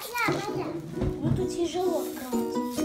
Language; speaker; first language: Russian; early bilingual, heritage; Russian